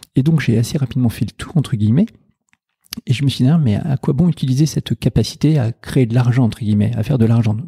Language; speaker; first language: French; native; French